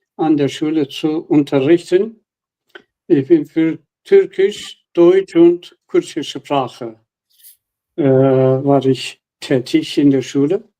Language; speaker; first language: German; non-native, fluent; Kurdish